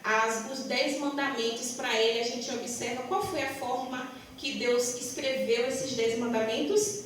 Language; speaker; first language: Portuguese; native; Portuguese